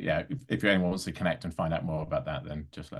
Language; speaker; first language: English; native; English